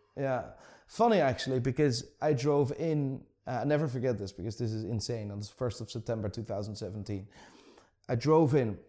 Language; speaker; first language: English; non-native, fluent; Dutch